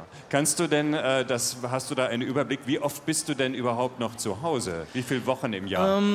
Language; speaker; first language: German; native; German